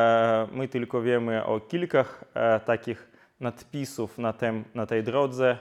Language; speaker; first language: Polish; non-native, fluent; Ukrainian